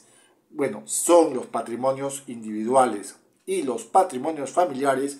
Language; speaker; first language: Spanish; native; Spanish